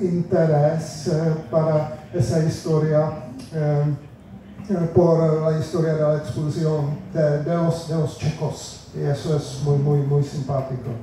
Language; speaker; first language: Spanish; non-native, fluent; Czech